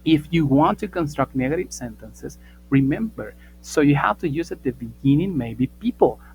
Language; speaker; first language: English; non-native, fluent; Spanish